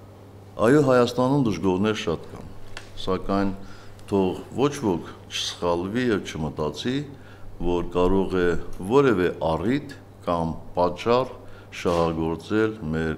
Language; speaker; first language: Armenian; native; Armenian